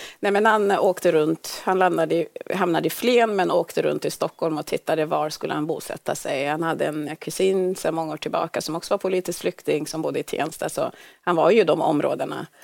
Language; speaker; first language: Swedish; early bilingual, other home language; Swahili